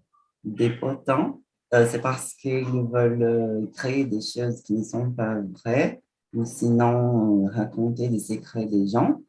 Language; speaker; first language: French; non-native, fluent; Portuguese